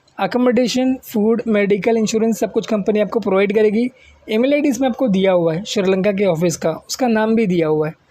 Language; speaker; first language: Hindi; native; Hindi